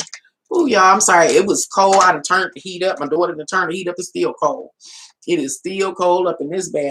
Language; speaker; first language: English; native; English